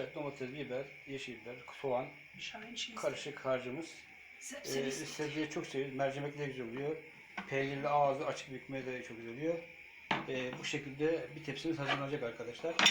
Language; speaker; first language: Turkish; native; Turkish